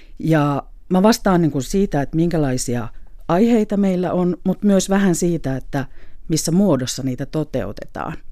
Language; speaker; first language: Finnish; native; Finnish